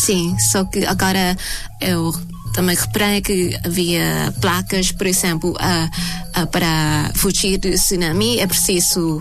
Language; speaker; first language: Portuguese; non-native, fluent; Thai